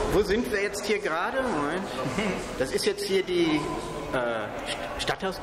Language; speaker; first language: German; native; German